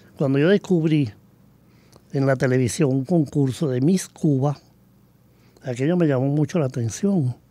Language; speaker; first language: Spanish; native; Spanish